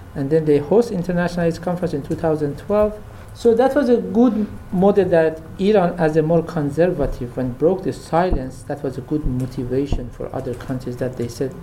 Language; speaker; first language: English; non-native, fluent; Persian